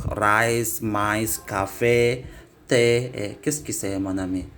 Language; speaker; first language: French; non-native, learner; Indonesian